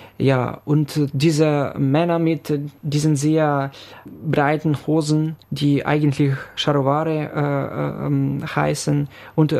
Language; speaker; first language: German; non-native, fluent; Ukrainian